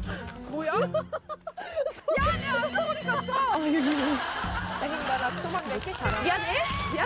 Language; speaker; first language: Korean; non-native, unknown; Russian